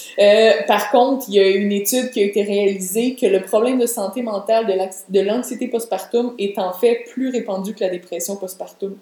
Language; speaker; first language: French; native; French